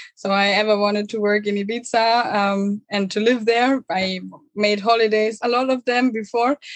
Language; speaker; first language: English; non-native, fluent; German